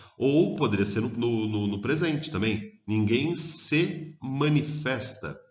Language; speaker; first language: Portuguese; native; Portuguese